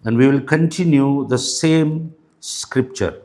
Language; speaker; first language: English; non-native, local second language; Telugu